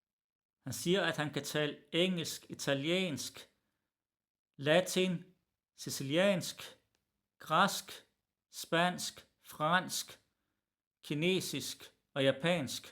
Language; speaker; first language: Danish; early bilingual, other home language; Arabic